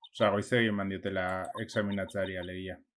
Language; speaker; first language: Basque; non-native, local second language; Spanish